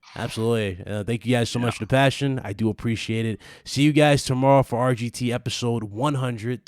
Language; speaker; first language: English; native; English